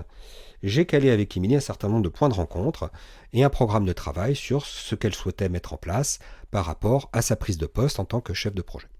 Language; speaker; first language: French; native; French